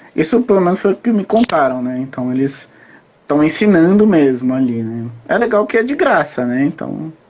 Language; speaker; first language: Portuguese; native; Portuguese